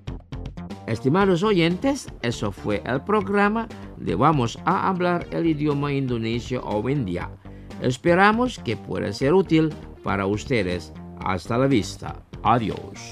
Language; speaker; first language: Spanish; non-native, fluent; Indonesian